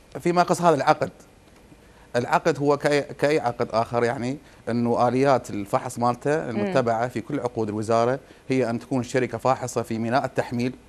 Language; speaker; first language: Arabic; native; Arabic